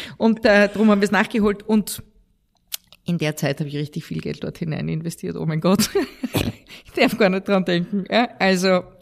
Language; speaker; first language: German; native; German